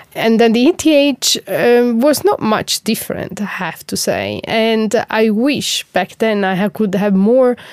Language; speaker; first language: English; non-native, fluent; Italian